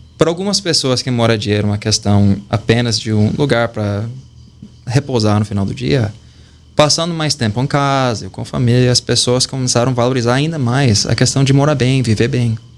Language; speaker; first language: Portuguese; non-native, fluent; English